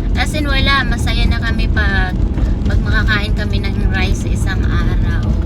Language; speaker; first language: Filipino; native; Filipino